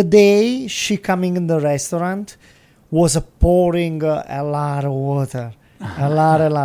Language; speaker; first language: English; non-native, learner; Italian